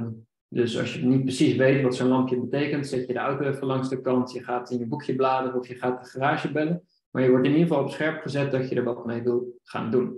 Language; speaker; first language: Dutch; native; Dutch